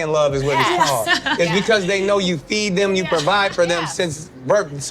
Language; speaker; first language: English; native; English